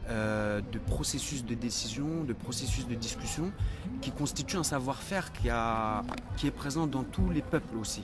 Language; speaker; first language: French; native; French